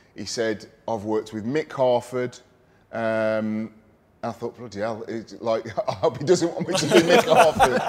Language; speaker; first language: English; native; English